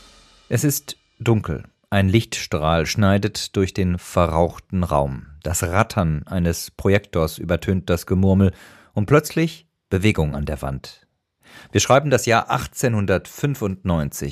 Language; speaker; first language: German; native; German